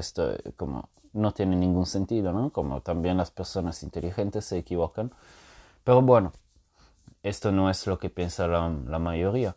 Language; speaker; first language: Spanish; non-native, fluent; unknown